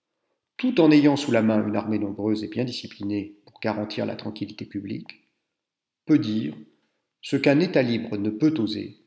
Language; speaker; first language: French; native; French